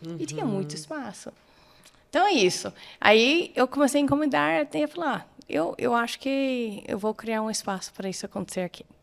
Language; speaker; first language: Portuguese; non-native, fluent; English